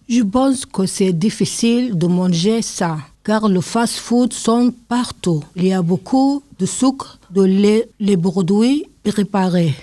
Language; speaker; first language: French; non-native, learner; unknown